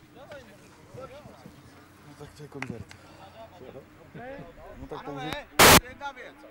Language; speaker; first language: Czech; non-native, fluent; French